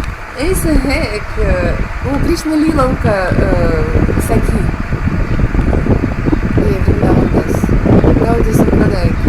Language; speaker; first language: Hindi; non-native, fluent; Russian